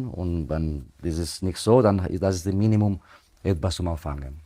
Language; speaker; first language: German; non-native, fluent; Spanish